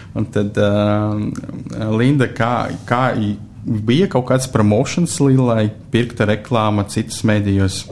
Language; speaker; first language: Latvian; non-native, local second language; Russian